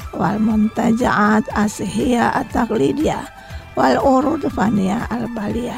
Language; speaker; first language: Arabic; non-native, fluent; Indonesian